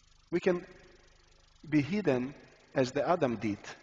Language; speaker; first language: English; non-native, fluent; Ukrainian